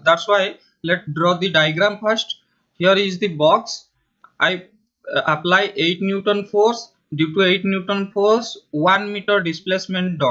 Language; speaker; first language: English; non-native, local second language; Hindi